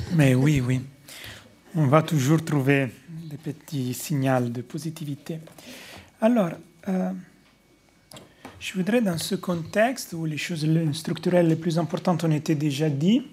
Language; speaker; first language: French; non-native, fluent; Italian